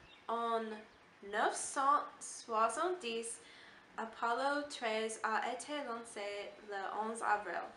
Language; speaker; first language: French; non-native, learner; English